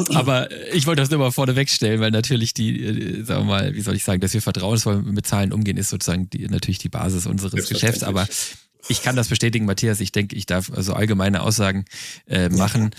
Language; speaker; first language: German; native; German